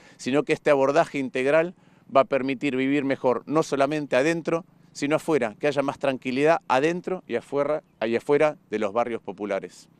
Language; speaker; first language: Spanish; native; Spanish